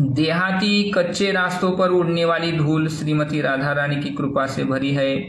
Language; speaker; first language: Hindi; non-native, local second language; Marathi